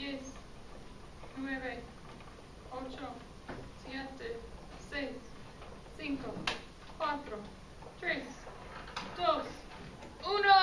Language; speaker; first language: Spanish; non-native, fluent; English